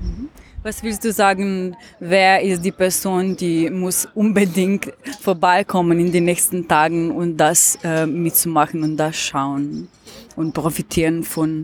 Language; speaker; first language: German; non-native, learner; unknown